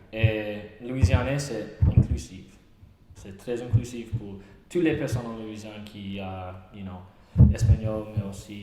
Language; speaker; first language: French; non-native, learner; English